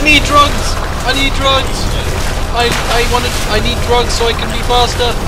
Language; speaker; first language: English; native; English